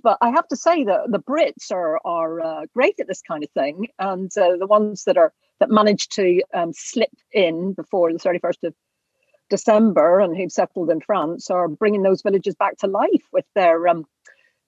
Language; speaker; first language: English; native; English